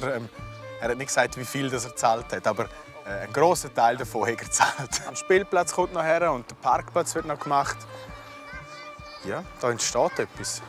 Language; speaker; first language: German; native; German